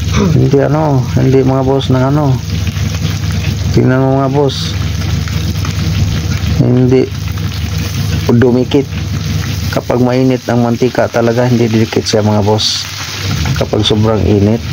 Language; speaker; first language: Filipino; non-native, local second language; Cebuano